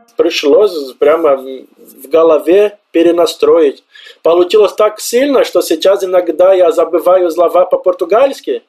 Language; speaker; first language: Russian; non-native, fluent; Portuguese